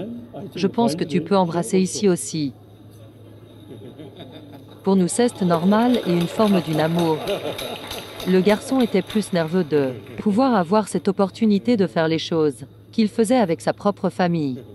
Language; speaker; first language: French; non-native, learner; Tibetan